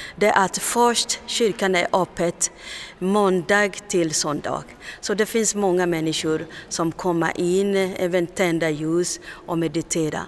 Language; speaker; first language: Swedish; non-native, fluent; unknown